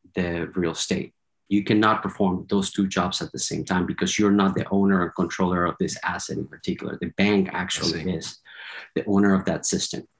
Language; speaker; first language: English; non-native, fluent; Spanish